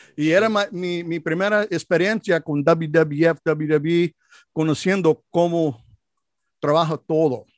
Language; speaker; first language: Spanish; non-native, learner; English